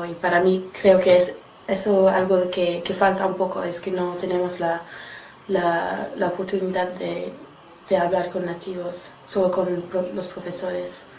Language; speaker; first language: Spanish; non-native, learner; English